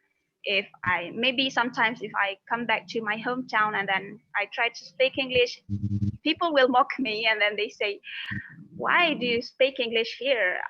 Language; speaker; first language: English; non-native, fluent; Indonesian